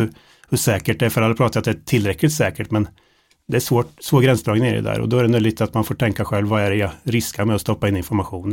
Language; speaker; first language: Swedish; native; Swedish